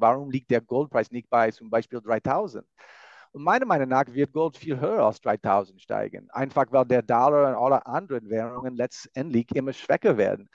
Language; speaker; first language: German; non-native, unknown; English